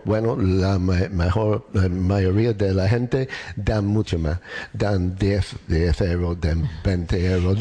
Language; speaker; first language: Spanish; non-native, learner; English